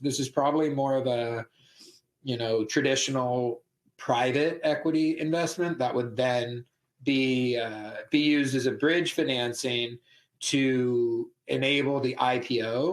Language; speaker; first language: English; native; English